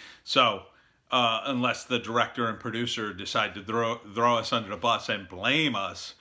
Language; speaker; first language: English; native; English